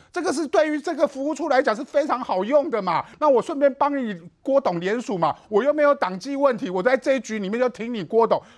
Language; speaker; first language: Chinese; native; Chinese